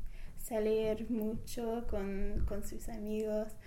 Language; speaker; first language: Spanish; non-native, fluent; English